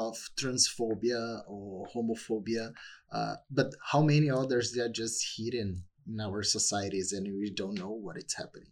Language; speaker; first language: English; non-native, fluent; Portuguese